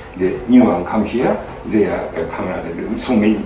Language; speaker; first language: English; non-native, learner; Japanese